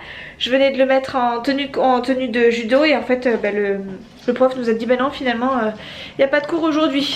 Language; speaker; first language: French; native; French